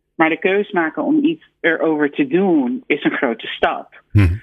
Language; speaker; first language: Dutch; non-native, fluent; English